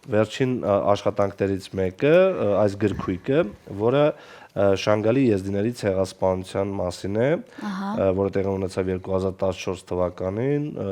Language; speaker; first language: Armenian; non-native, local second language; Kurdish